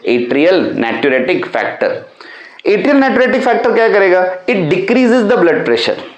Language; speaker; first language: Hindi; non-native, local second language; Marathi